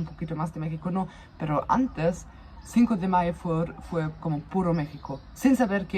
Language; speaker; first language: Spanish; non-native, fluent; German